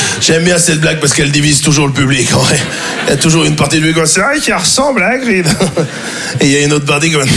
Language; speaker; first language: French; native; French